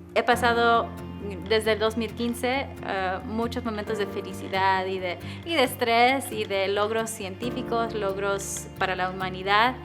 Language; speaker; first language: Spanish; early bilingual, other home language; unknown